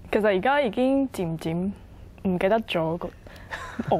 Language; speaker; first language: Cantonese; non-native, fluent; Chinese